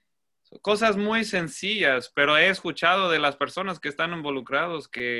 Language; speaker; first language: Spanish; non-native, fluent; English